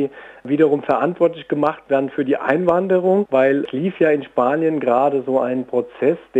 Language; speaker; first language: German; native; German